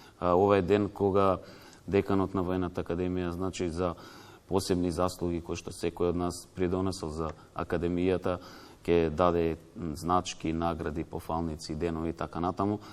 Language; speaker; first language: Macedonian; native; Macedonian